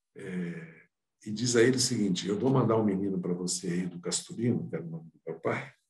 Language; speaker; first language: Portuguese; native; Portuguese